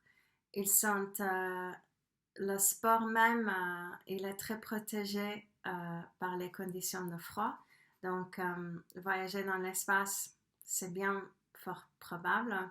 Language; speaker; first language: French; non-native, fluent; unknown